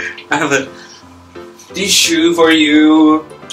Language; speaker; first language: English; non-native, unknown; Indonesian